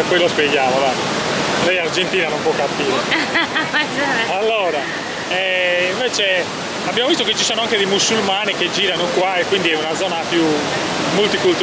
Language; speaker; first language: Italian; native; Italian